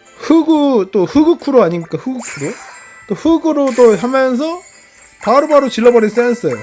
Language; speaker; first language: Korean; native; Korean